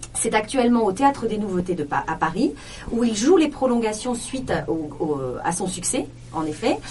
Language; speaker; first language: French; native; French